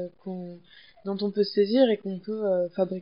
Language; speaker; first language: French; native; French